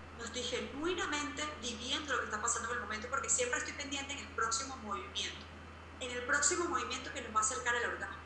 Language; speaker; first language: Spanish; native; Spanish